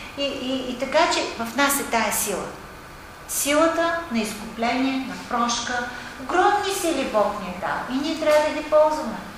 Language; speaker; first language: Bulgarian; native; Bulgarian